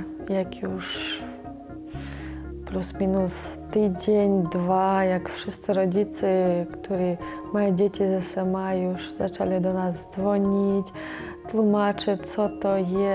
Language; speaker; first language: Polish; non-native, learner; Ukrainian